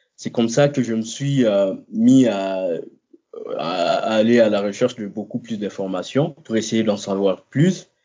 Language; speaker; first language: French; non-native, local second language; Lingala